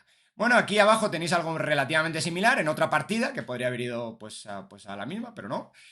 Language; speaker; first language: Spanish; native; Spanish